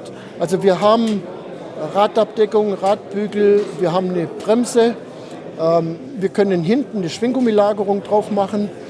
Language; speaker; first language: German; native; German